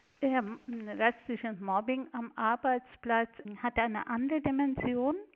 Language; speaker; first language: German; non-native, fluent; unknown